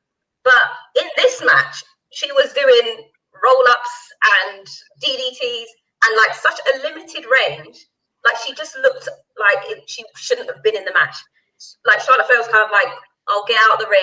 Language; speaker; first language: English; native; English